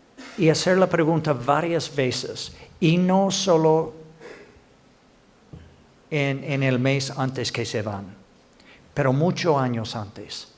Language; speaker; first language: Spanish; non-native, fluent; English